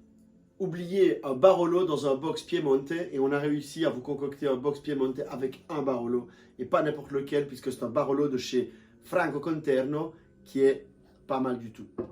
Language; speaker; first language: French; native; French